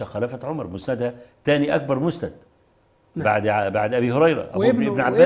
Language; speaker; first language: Arabic; native; Arabic